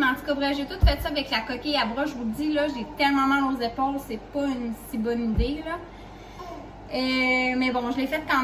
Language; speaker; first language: French; native; French